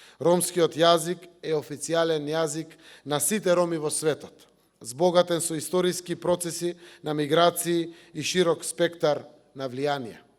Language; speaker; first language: Macedonian; native; Macedonian